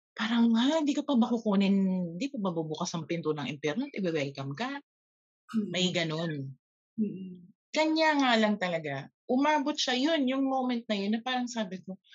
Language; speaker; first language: Filipino; native; Filipino